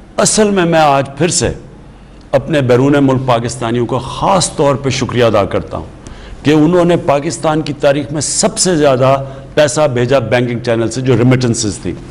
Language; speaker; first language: Urdu; native; Urdu